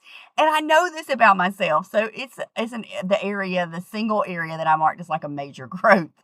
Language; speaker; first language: English; native; English